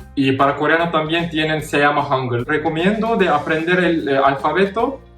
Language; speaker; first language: Spanish; non-native, fluent; Turkish